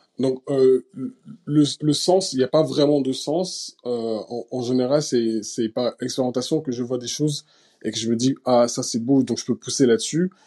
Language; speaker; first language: French; early bilingual, other home language; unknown